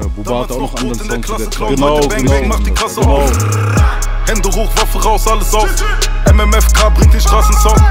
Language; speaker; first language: German; native; German